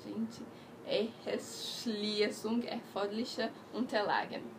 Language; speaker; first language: German; non-native, learner; Portuguese